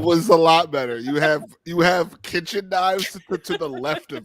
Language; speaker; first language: English; native; English